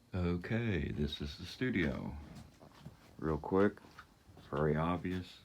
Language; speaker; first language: English; native; English